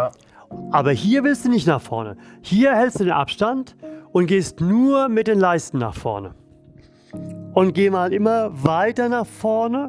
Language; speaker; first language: German; native; German